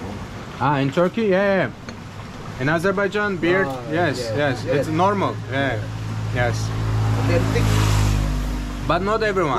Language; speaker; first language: English; non-native, fluent; Azerbaijani